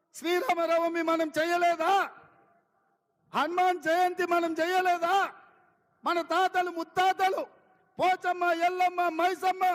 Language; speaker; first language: Telugu; native; Telugu